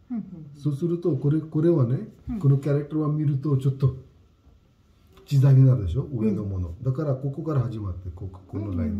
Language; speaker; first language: Japanese; non-native, learner; Hindi